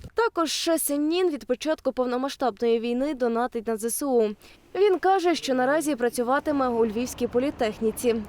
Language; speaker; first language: Ukrainian; native; Ukrainian